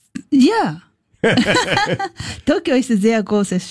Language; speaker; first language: German; non-native, learner; Japanese